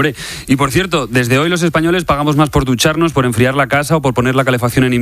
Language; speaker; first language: Spanish; native; Spanish